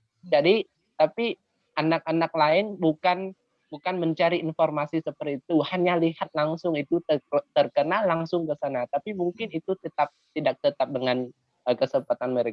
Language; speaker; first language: Indonesian; non-native, learner; Khmer